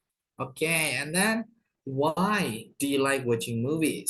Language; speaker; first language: English; non-native, fluent; Indonesian